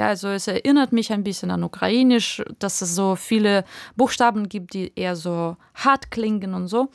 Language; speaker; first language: German; non-native, fluent; Russian